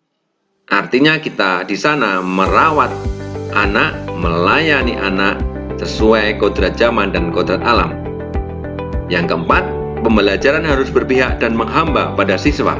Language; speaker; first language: Indonesian; native; Indonesian